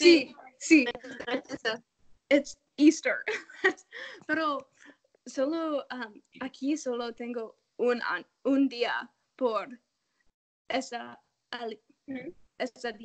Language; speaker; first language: Spanish; non-native, learner; English